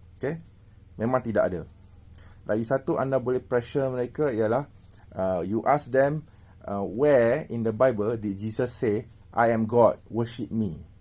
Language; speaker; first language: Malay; native; Malay